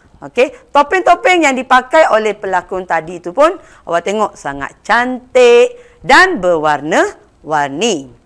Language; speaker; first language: Malay; non-native, local second language; Tamil